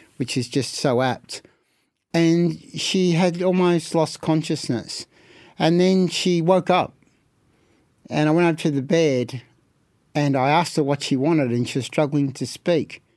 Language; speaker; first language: English; native; English